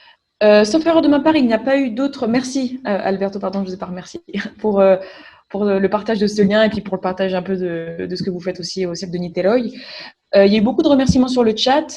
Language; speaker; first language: French; native; French